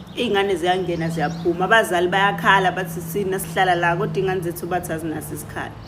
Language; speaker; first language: Zulu; native; Zulu